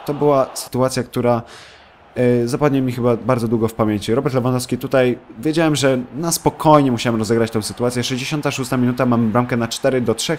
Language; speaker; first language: Polish; native; Polish